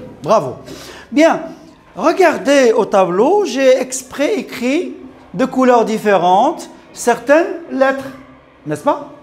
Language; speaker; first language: French; non-native, local second language; Arabic